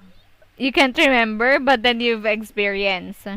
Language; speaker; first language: English; non-native, fluent; Filipino